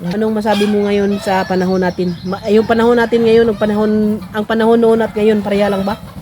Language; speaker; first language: Filipino; non-native, local second language; Hiligaynon